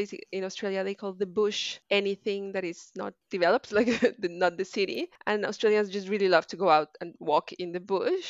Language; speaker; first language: English; non-native, fluent; Spanish